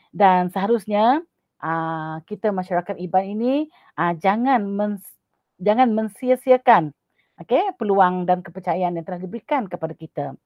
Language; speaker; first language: Malay; non-native, local second language; Iban